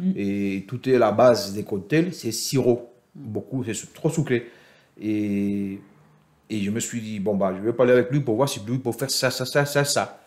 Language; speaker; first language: French; non-native, fluent; Spanish